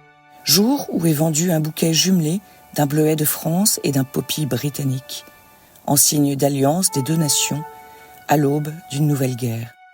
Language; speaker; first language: French; native; French